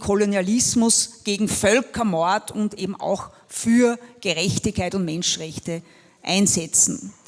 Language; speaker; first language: German; native; German